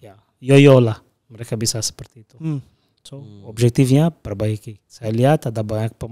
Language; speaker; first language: Indonesian; non-native, fluent; Portuguese